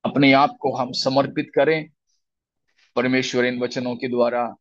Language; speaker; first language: Hindi; non-native, local second language; Malayalam